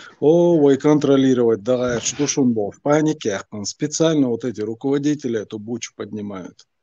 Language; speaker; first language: Russian; non-native, local second language; Chechen